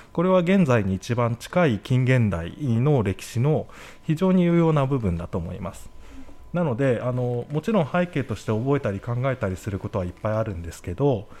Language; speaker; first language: Japanese; native; Japanese